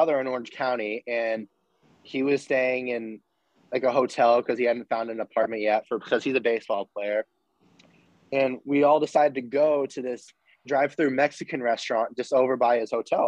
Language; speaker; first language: English; native; English